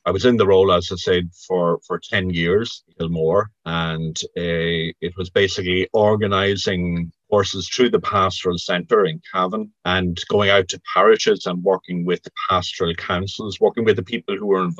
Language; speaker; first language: English; native; English